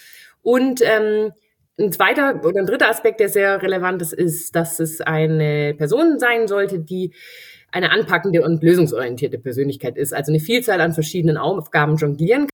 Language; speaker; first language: German; native; German